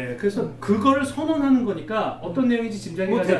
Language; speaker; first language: Korean; native; Korean